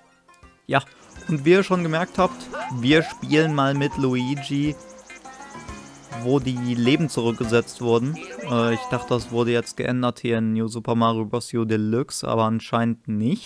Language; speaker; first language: German; native; German